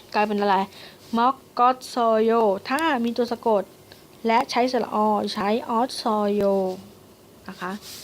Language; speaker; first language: Thai; native; Thai